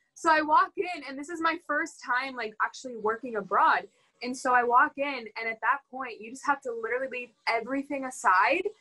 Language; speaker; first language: English; native; English